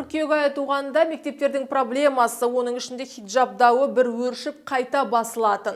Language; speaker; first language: Kazakh; native; Kazakh